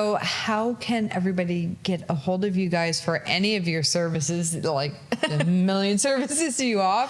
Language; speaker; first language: English; native; English